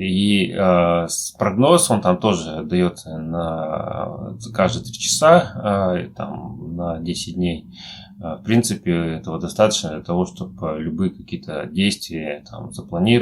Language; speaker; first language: Russian; native; Russian